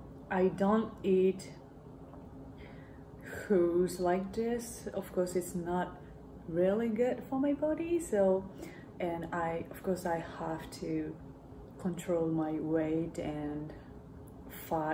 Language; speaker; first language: English; non-native, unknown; Japanese